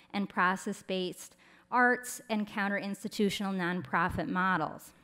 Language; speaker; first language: English; native; English